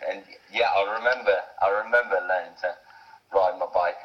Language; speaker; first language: English; native; English